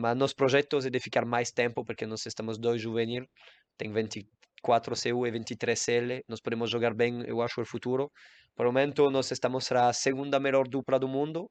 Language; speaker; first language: Portuguese; non-native, learner; French